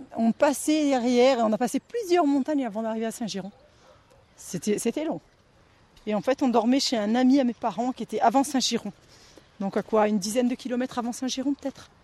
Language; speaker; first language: French; native; French